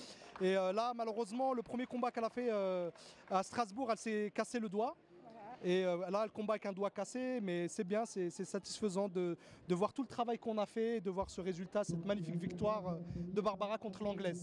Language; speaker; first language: French; native; French